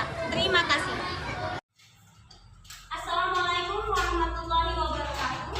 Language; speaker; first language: Indonesian; native; Indonesian